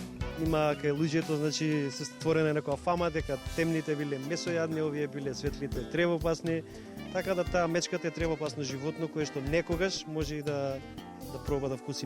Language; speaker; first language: Macedonian; native; Macedonian